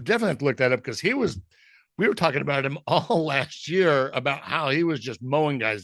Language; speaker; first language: English; native; English